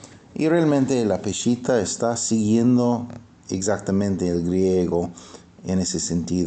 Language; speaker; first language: Spanish; non-native, fluent; English